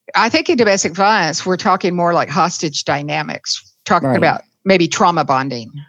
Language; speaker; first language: English; native; English